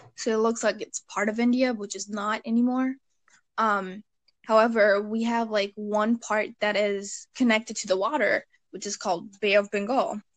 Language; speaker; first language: English; early bilingual, other home language; Bangla